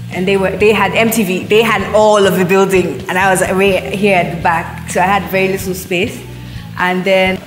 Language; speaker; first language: English; non-native, local second language; Yoruba